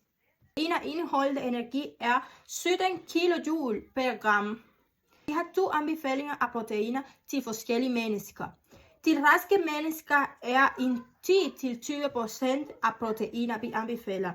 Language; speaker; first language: Danish; non-native, learner; Spanish